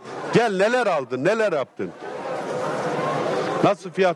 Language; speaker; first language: Turkish; native; Turkish